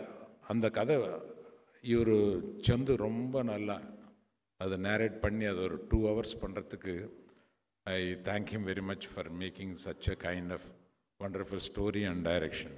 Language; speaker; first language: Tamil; non-native, local second language; Telugu